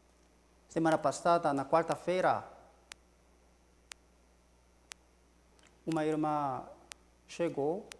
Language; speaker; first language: Portuguese; non-native, learner; Korean